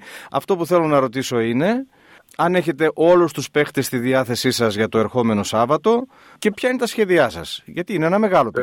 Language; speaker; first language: Greek; native; Greek